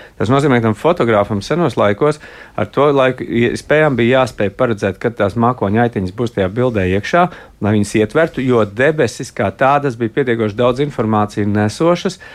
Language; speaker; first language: Latvian; native; Latvian